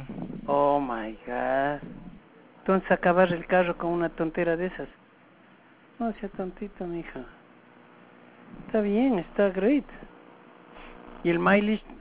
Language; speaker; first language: Spanish; native; Spanish